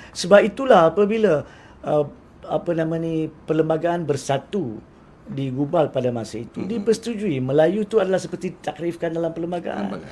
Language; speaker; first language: Malay; native; Malay